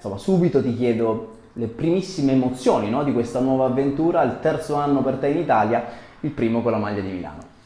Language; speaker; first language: Italian; native; Italian